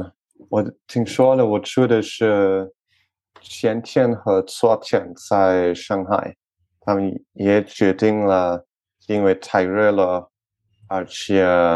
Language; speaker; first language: Chinese; non-native, learner; French